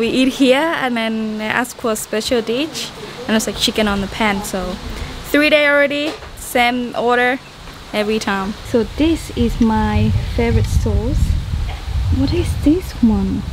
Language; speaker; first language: English; non-native, learner; Thai